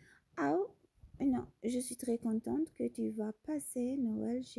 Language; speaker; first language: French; non-native, fluent; Arabic